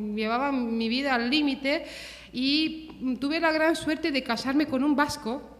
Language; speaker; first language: Spanish; early bilingual, other home language; Romanian